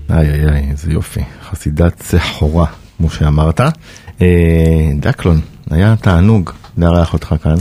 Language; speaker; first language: Hebrew; native; Hebrew